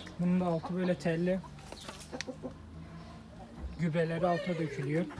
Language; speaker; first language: Turkish; native; Turkish